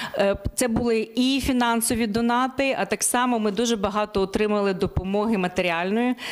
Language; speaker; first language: Ukrainian; native; Ukrainian